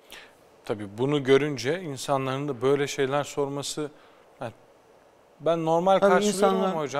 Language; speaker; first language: Turkish; native; Turkish